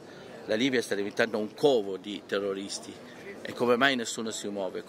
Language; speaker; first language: Italian; non-native, fluent; Arabic